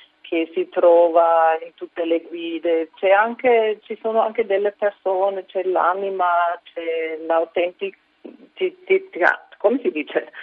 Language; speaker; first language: Italian; non-native, fluent; German